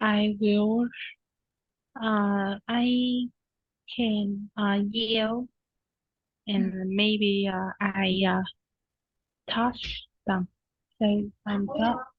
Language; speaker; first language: English; non-native, learner; Vietnamese